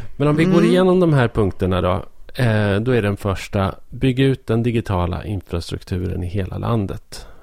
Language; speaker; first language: Swedish; native; Swedish